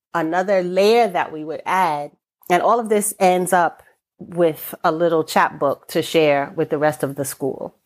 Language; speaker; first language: English; native; English